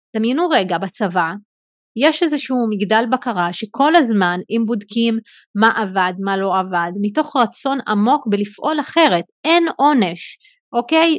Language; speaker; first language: Hebrew; non-native, local second language; Arabic